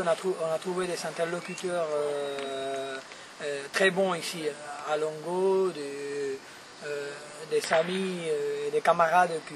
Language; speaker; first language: French; non-native, fluent; Spanish